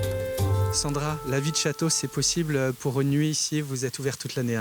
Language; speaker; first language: French; native; French